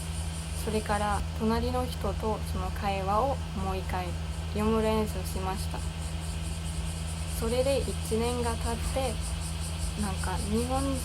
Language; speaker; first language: Japanese; non-native, learner; German